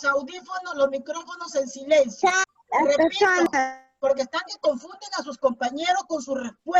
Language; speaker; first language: Spanish; native; Spanish